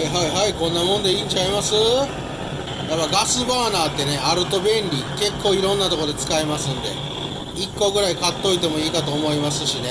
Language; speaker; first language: Japanese; native; Japanese